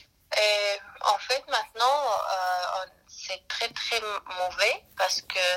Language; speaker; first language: French; non-native, learner; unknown